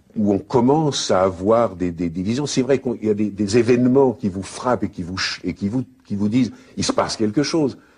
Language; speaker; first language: French; native; French